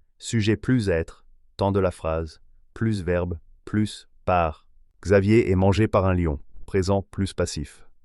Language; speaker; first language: French; native; French